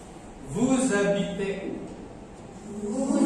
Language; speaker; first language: French; non-native, fluent; Indonesian